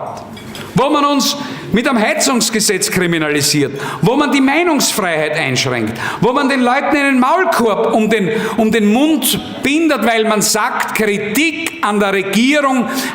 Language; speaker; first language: German; native; German